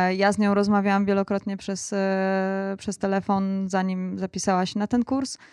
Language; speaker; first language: Polish; native; Polish